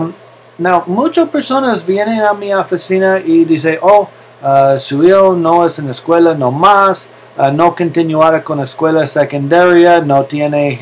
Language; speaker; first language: Spanish; non-native, learner; English